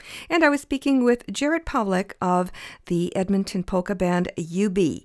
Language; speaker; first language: English; early bilingual, other home language; Ukrainian